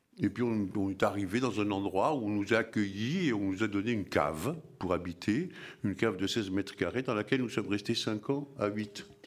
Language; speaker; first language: French; early bilingual, other home language; Arabic